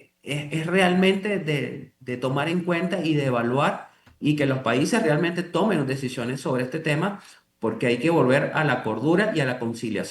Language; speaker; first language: Spanish; native; Spanish